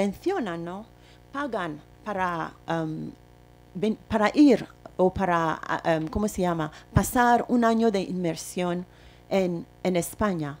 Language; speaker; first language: Spanish; non-native, fluent; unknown